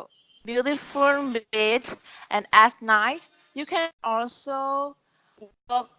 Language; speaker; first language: English; non-native, learner; Vietnamese